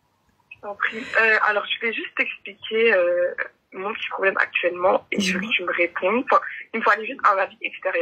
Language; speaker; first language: French; native; French